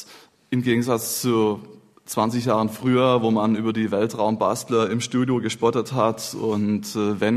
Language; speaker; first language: German; native; German